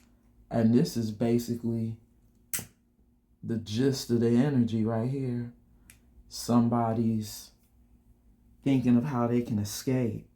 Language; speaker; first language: English; native; English